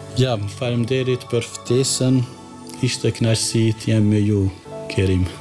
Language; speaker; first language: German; non-native, fluent; Albanian